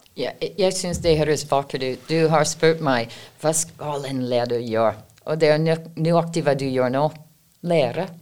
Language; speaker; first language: Norwegian; non-native, fluent; English